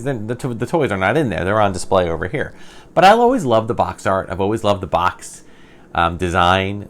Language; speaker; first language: English; native; English